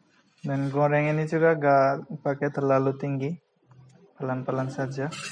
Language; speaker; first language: Indonesian; non-native, fluent; Bangla